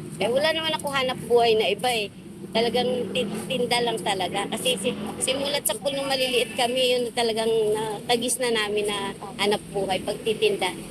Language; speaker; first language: Filipino; non-native, local second language; Hiligaynon